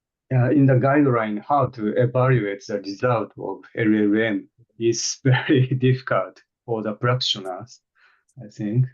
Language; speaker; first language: English; non-native, fluent; Japanese